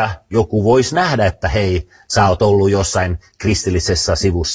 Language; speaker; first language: Finnish; early bilingual, other home language; Swedish